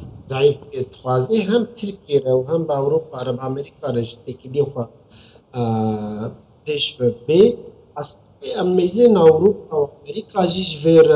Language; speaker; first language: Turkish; non-native, local second language; Kurdish